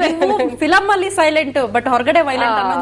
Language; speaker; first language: Kannada; native; Kannada